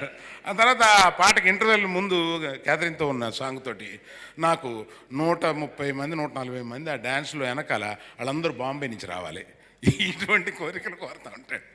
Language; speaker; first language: Telugu; native; Telugu